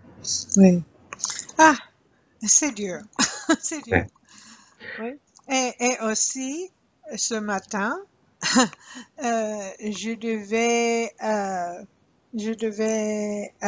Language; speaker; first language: French; non-native, learner; English